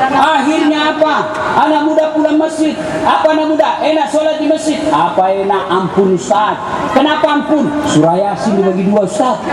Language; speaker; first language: Indonesian; non-native, local second language; Buginese